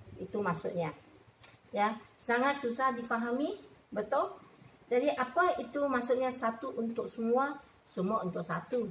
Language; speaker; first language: Malay; non-native, local second language; Chinese